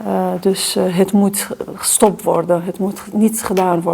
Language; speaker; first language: Dutch; non-native, fluent; Kurdish